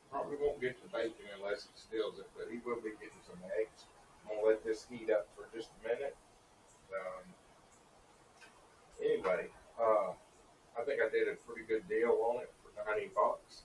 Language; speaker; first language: English; native; English